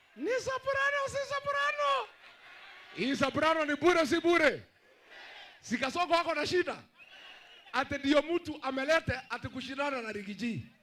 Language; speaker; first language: Swahili; non-native, local second language; Kikuyu